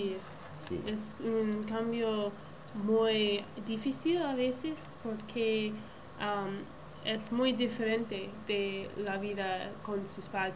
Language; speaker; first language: Spanish; non-native, learner; English